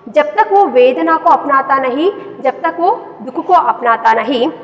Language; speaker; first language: Hindi; non-native, local second language; Kannada